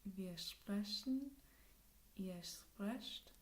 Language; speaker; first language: German; non-native, learner; English